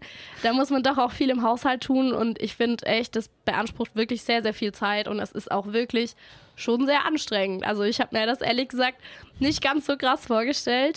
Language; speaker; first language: German; native; German